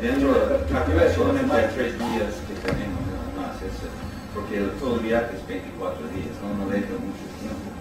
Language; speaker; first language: Spanish; non-native, learner; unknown